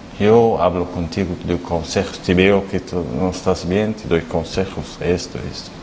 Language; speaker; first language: Spanish; non-native, learner; Arabic